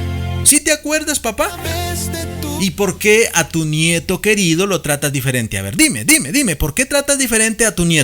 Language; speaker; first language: Spanish; native; Spanish